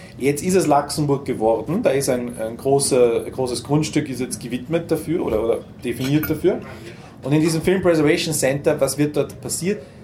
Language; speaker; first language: German; native; German